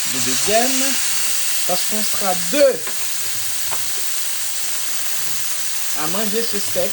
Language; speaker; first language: French; non-native, local second language; Haitian Creole